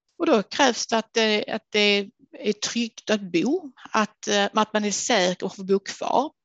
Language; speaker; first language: Swedish; native; Swedish